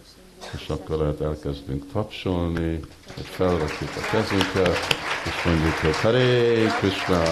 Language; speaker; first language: Hungarian; early bilingual, heritage; Hungarian